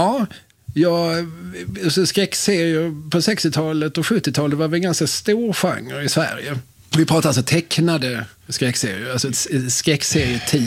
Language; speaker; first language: Swedish; native; Swedish